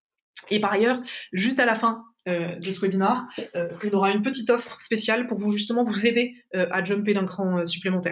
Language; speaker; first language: French; native; French